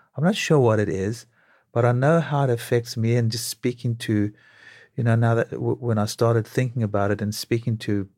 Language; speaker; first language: English; native; English